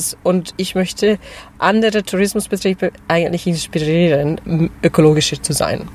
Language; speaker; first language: German; non-native, fluent; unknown